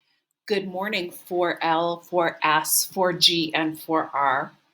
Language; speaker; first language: English; native; English